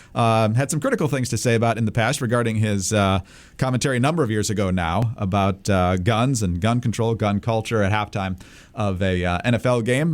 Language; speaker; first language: English; native; English